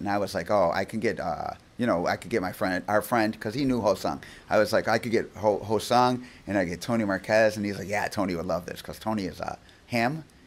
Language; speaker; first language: English; early bilingual, other home language; Spanish